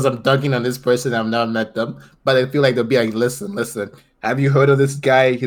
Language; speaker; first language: English; non-native, local second language; Nyanja